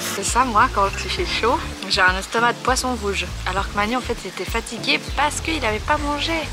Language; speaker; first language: French; native; French